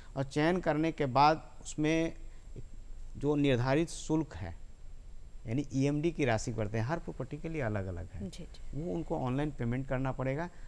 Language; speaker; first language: Hindi; native; Hindi